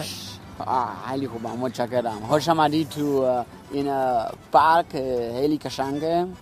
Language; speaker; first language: Persian; non-native, learner; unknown